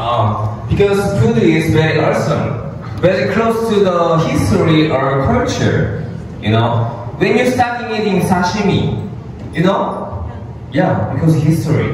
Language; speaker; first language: English; non-native, learner; Korean